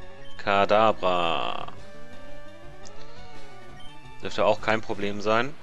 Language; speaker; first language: German; native; German